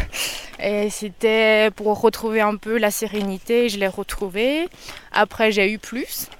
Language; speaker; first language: French; non-native, fluent; Chinese